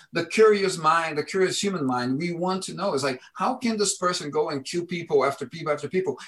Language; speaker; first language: English; non-native, fluent; Portuguese